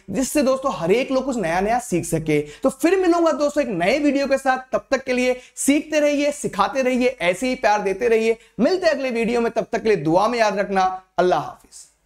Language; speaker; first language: Hindi; native; Hindi